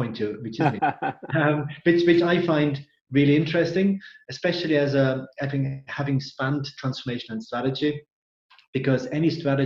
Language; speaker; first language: English; non-native, fluent; German